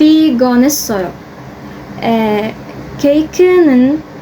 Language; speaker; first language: Korean; non-native, learner; Arabic